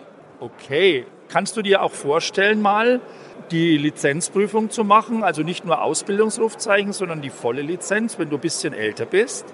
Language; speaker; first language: German; native; German